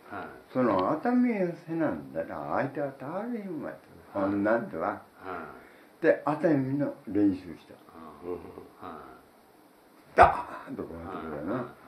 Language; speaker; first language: Japanese; native; Japanese